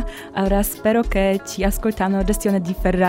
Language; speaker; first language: Italian; non-native, learner; Polish